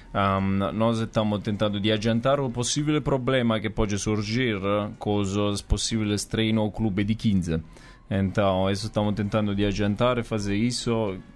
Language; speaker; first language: Portuguese; non-native, fluent; Italian